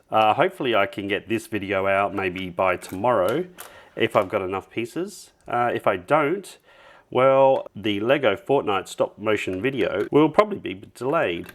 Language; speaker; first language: English; native; English